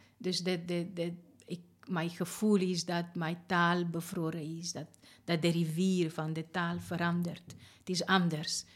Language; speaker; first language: Dutch; non-native, fluent; Romanian